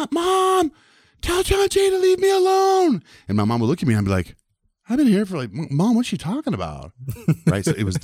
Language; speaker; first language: English; early bilingual, other home language; Spanish